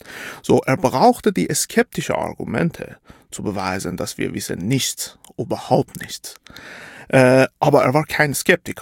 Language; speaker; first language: German; non-native, fluent; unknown